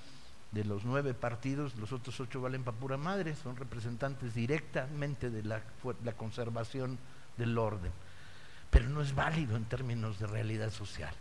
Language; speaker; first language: Spanish; native; Spanish